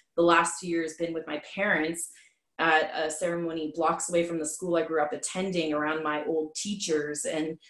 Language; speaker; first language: English; native; English